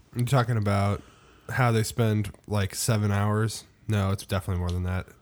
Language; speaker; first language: English; native; English